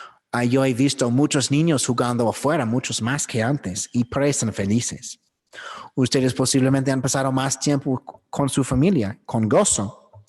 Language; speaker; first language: Spanish; non-native, learner; English